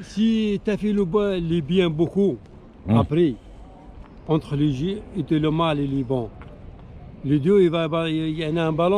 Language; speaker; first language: French; non-native, learner; Arabic